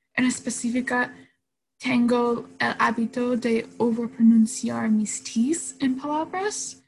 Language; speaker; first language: Spanish; non-native, learner; English